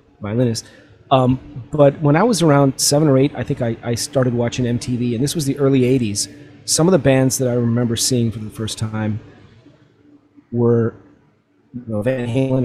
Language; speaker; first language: English; early bilingual, other home language; Russian